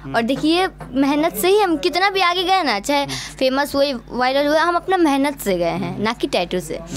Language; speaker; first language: Hindi; non-native, local second language; Bhojpuri